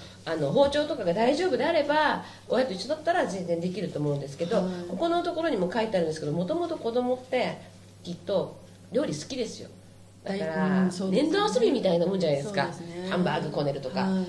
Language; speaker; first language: Japanese; native; Japanese